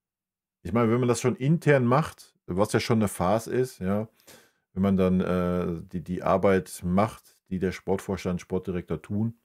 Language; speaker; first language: German; native; German